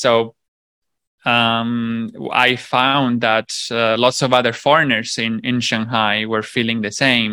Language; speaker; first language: English; non-native, fluent; Italian